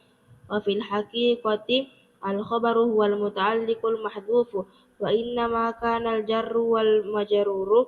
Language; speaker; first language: Arabic; non-native, learner; Indonesian